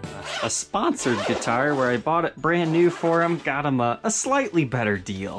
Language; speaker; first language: English; native; English